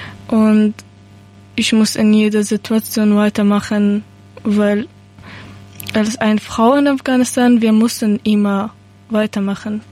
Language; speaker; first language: German; non-native, learner; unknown